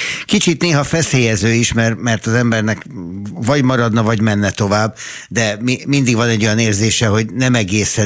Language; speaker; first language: Hungarian; native; Hungarian